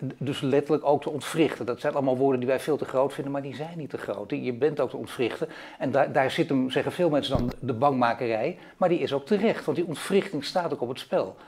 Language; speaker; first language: Dutch; native; Dutch